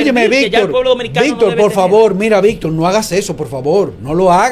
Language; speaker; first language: Spanish; native; Spanish